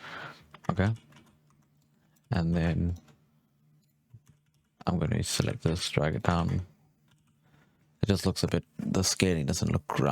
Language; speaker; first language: English; native; English